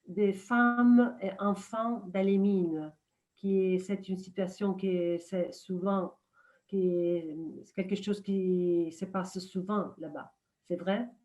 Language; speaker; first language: French; non-native, fluent; Italian